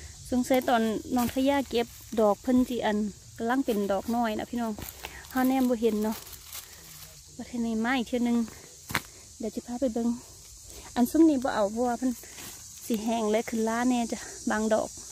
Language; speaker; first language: Thai; non-native, local second language; Northeastern Thai